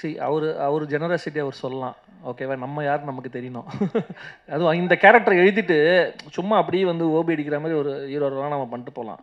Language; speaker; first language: Tamil; native; Tamil